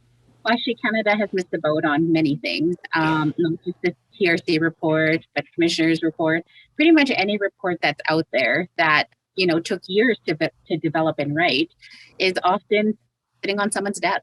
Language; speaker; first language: English; native; English